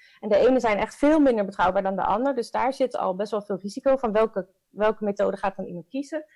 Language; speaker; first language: Dutch; native; Dutch